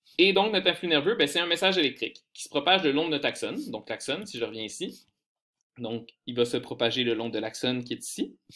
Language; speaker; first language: French; native; French